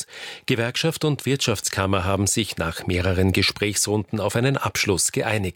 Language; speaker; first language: German; native; German